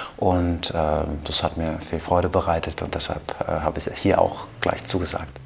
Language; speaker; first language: German; native; German